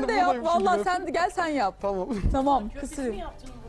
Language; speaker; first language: Turkish; native; Turkish